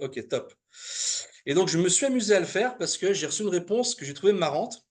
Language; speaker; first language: French; native; French